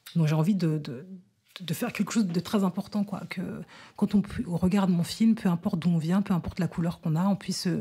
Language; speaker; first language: French; native; French